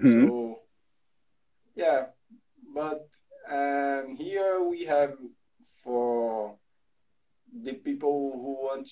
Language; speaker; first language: English; non-native, learner; Portuguese